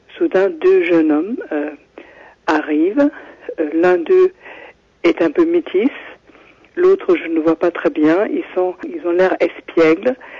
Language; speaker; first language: French; non-native, fluent; German